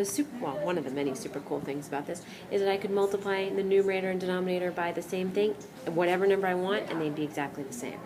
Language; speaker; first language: English; native; English